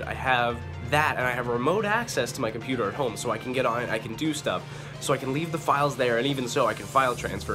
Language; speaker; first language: English; native; English